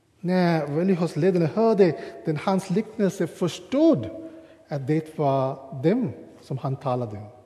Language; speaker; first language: Swedish; non-native, fluent; English